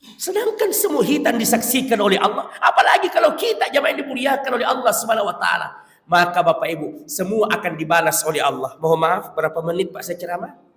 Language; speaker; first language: Malay; non-native, local second language; Buginese